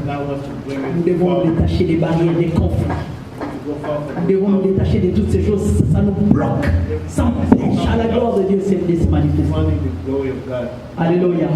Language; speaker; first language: French; non-native, local second language; Lingala